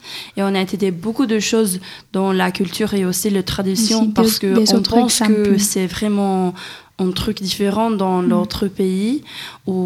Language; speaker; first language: French; non-native, fluent; Swedish